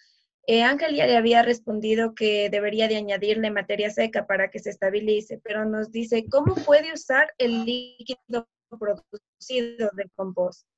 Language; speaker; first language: Spanish; native; Spanish